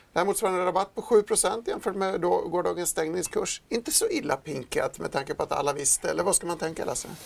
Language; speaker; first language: Swedish; native; Swedish